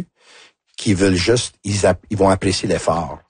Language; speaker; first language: French; non-native, local second language; Italian